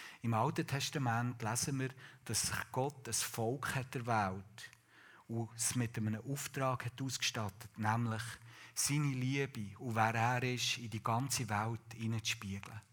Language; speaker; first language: German; native; German